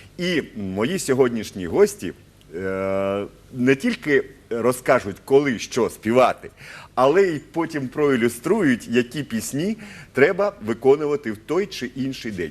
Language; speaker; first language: Ukrainian; native; Ukrainian